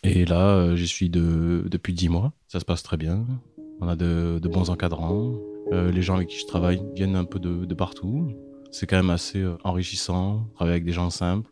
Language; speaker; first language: French; native; French